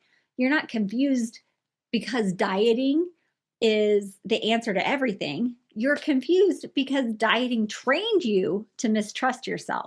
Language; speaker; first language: English; native; English